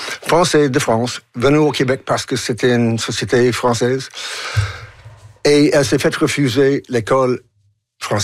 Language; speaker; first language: French; non-native, local second language; English